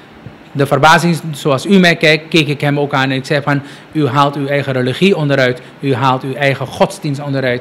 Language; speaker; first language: Dutch; native; Dutch